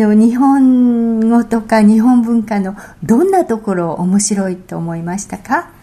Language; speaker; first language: Japanese; native; Japanese